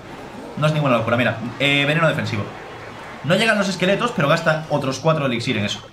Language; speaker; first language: Spanish; native; Spanish